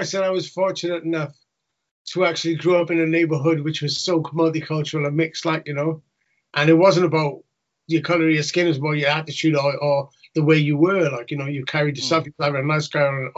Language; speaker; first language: English; native; English